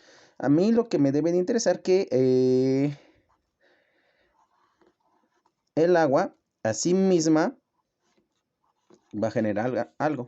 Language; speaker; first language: Spanish; native; Spanish